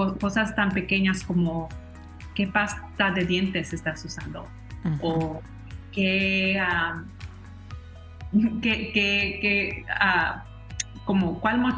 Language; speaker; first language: Spanish; early bilingual, heritage; Spanish